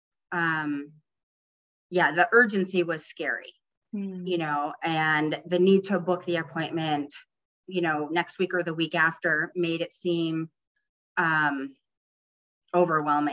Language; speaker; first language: English; native; English